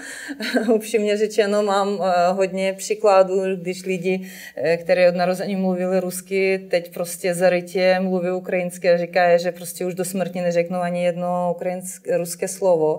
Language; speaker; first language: Czech; non-native, fluent; Ukrainian